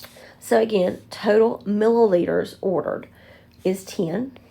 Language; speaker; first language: English; native; English